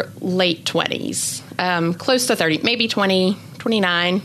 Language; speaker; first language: English; native; English